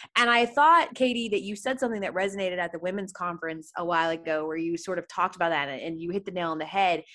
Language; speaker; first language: English; native; English